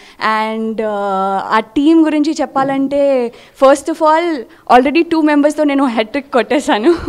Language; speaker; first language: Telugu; non-native, fluent; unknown